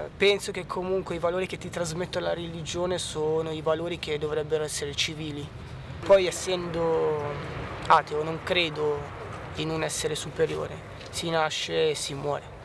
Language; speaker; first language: Italian; early bilingual, other home language; Arabic